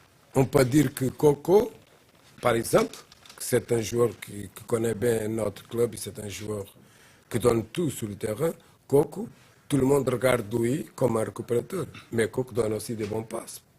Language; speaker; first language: French; non-native, learner; Portuguese